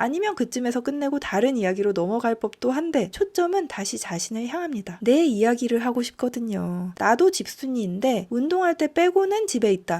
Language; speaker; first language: Korean; native; Korean